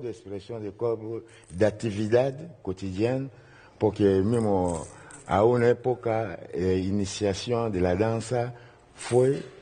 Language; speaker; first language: Spanish; non-native, learner; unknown